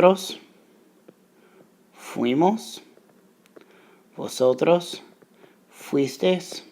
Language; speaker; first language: Spanish; non-native, fluent; English